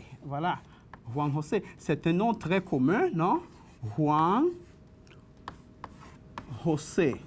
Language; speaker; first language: French; non-native, fluent; Spanish